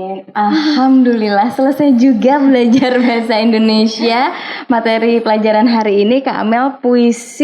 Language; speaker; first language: Indonesian; native; Indonesian